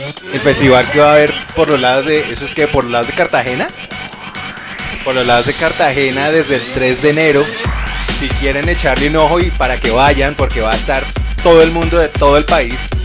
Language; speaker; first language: Spanish; native; Spanish